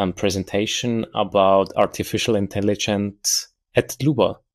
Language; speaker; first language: English; non-native, fluent; German